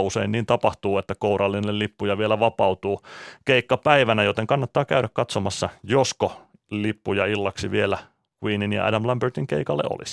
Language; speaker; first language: Finnish; native; Finnish